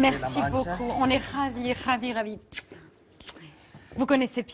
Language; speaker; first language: French; native; French